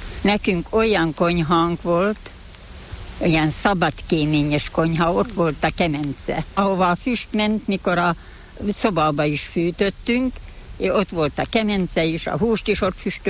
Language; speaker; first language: Hungarian; native; Hungarian